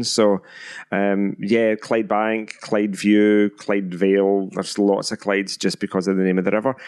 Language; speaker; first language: English; native; English